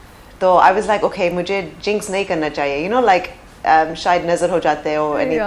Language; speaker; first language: Hindi; early bilingual, heritage; English